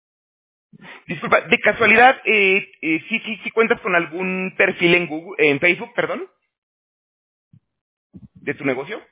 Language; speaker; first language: Spanish; native; Spanish